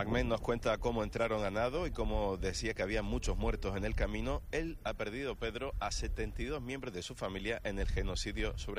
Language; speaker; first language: Spanish; native; Spanish